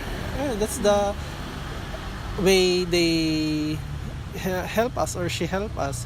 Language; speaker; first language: English; non-native, learner; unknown